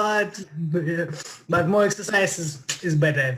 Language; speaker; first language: English; non-native, learner; Russian